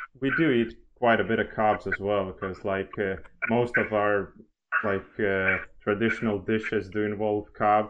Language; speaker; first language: English; non-native, fluent; Lithuanian